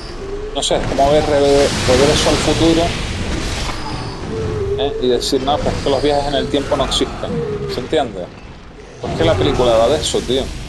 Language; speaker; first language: Spanish; native; Spanish